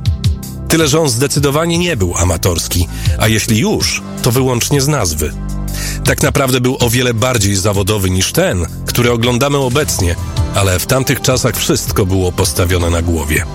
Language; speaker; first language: Polish; native; Polish